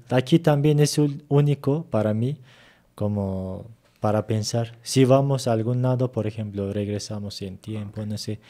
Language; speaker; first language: Spanish; non-native, fluent; Turkish